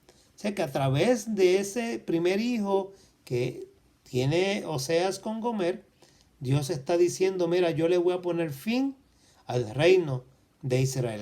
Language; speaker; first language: Spanish; native; Spanish